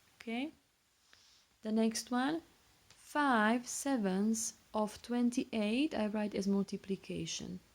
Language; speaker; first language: English; non-native, fluent; Slovak